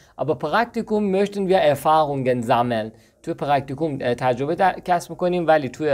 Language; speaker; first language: German; non-native, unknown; Persian